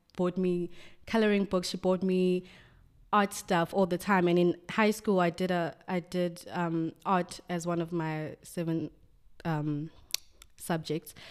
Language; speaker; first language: English; non-native, local second language; Zulu